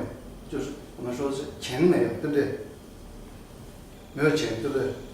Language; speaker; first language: Chinese; non-native, fluent; Tibetan